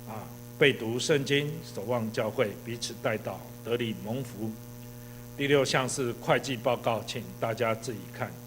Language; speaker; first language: Chinese; native; Chinese